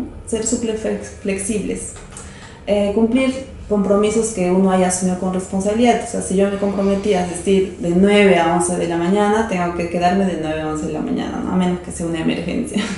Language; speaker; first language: Spanish; native; Spanish